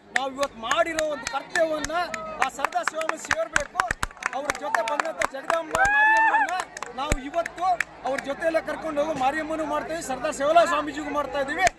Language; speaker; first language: Kannada; non-native, local second language; Lambadi